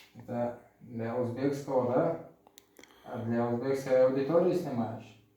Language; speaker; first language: Russian; native; Russian